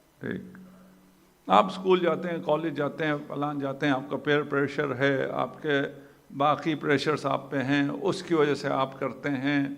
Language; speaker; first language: Urdu; non-native, local second language; Punjabi